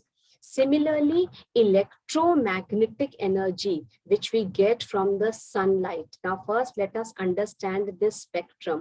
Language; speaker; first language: English; non-native, local second language; Hindi